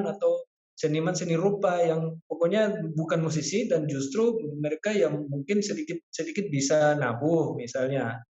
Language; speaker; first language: Indonesian; non-native, fluent; Spanish